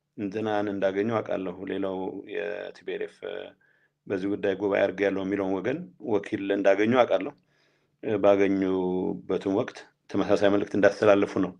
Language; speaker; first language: Amharic; non-native, local second language; Tigrinya